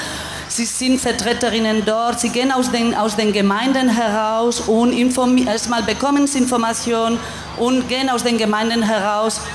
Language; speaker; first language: German; non-native, fluent; Spanish